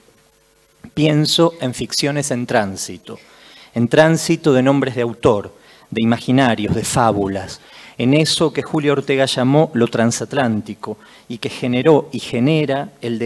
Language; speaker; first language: Spanish; native; Spanish